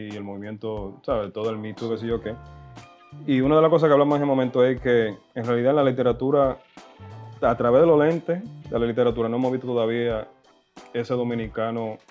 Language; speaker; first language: Spanish; early bilingual, heritage; Spanish